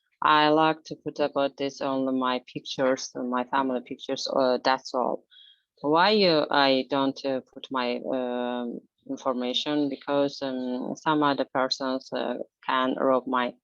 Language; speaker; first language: English; non-native, learner; Azerbaijani